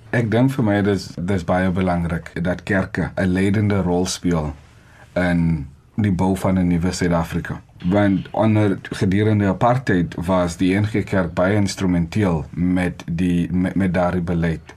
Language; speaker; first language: Afrikaans; non-native, local second language; Xhosa